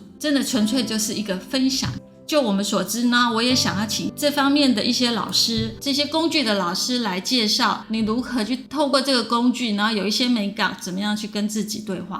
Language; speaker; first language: Chinese; native; Chinese